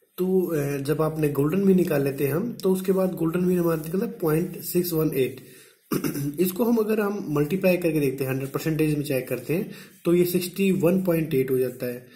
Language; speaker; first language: Hindi; native; Hindi